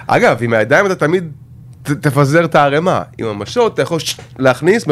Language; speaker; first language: Hebrew; native; Hebrew